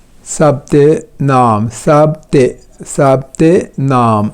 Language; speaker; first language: Persian; non-native, fluent; Urdu